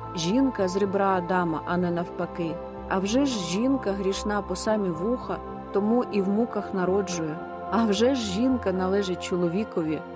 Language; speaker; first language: Ukrainian; native; Ukrainian